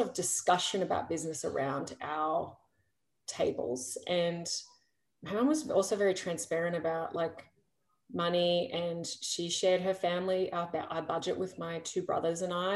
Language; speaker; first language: English; native; English